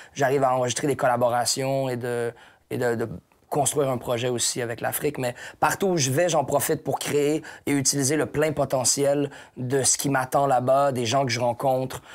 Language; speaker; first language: French; native; French